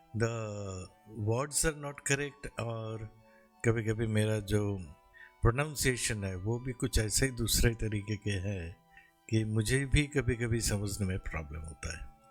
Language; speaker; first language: Hindi; non-native, local second language; Bangla